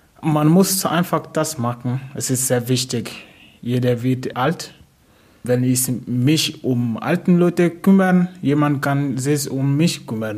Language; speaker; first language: German; non-native, learner; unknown